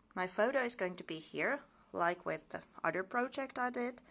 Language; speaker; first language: English; non-native, fluent; Finnish